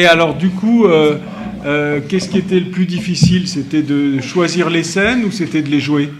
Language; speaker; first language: French; native; French